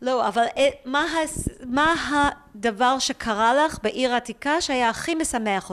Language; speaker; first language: Hebrew; native; Hebrew